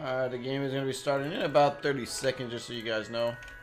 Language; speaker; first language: English; early bilingual, other home language; Spanish